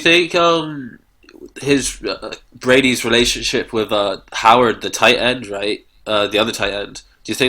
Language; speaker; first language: English; native; English